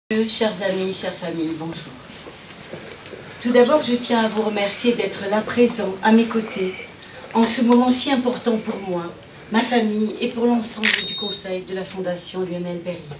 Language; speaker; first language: French; native; French